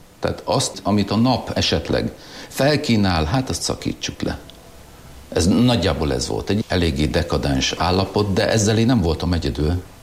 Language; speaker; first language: Hungarian; non-native, local second language; German